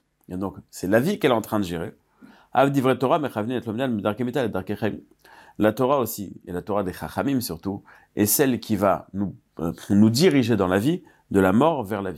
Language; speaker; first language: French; native; French